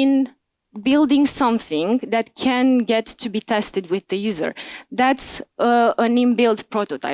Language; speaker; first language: English; non-native, fluent; Romanian